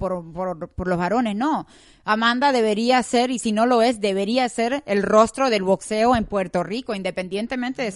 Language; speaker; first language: Spanish; early bilingual, heritage; Spanish